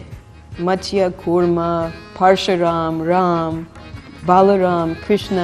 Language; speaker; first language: Hindi; non-native, fluent; English